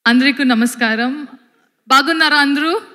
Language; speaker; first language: Telugu; non-native, learner; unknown